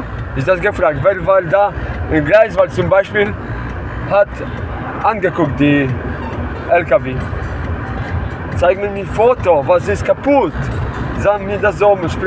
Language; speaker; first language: German; non-native, learner; Polish